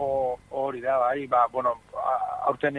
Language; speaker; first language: Basque; native; Basque